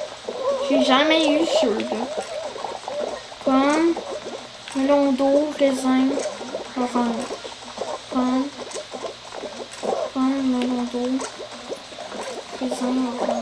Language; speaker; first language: French; native; French